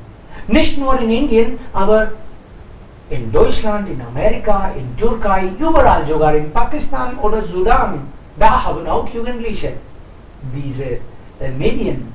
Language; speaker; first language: German; non-native, fluent; Hindi